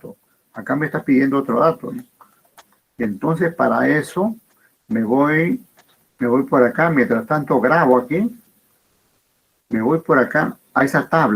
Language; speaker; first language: Spanish; native; Spanish